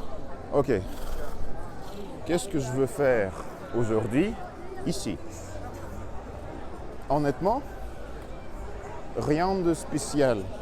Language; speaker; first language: French; non-native, learner; Russian